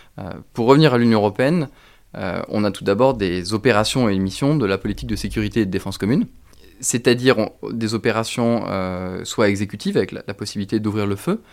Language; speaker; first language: French; native; French